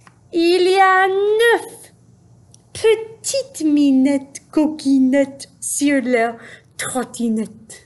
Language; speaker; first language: French; non-native, fluent; English